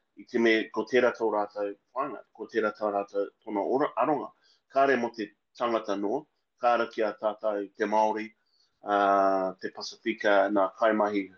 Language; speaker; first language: Māori; non-native, local second language; English